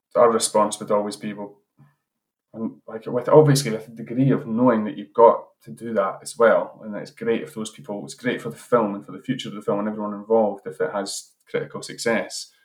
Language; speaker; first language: English; native; English